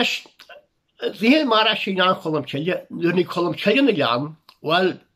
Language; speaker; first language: Irish; native; Irish